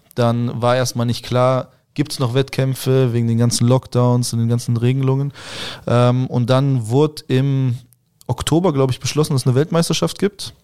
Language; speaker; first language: German; early bilingual, other home language; Russian